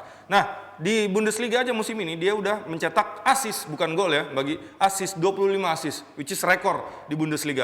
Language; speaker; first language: Indonesian; native; Indonesian